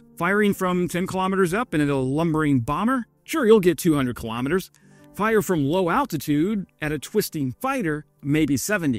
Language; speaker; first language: English; native; English